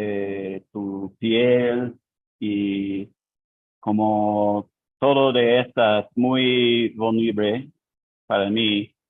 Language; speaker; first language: Spanish; non-native, learner; English